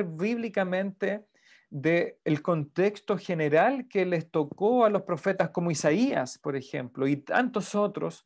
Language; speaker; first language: Spanish; native; Spanish